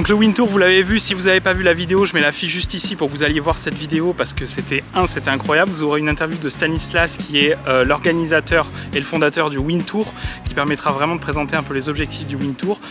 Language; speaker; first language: French; native; French